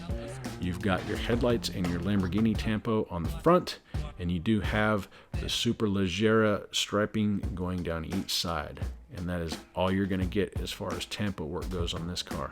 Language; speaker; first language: English; native; English